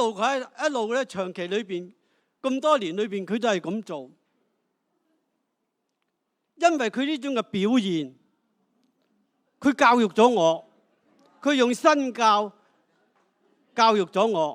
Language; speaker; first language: Cantonese; native; Cantonese